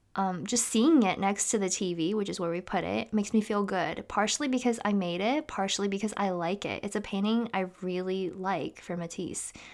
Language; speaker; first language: English; native; English